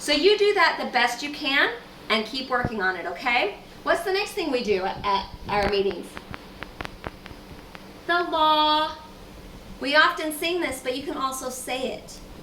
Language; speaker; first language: English; native; English